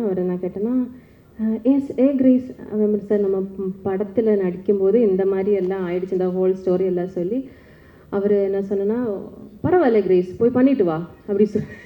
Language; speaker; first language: Tamil; non-native, learner; Malayalam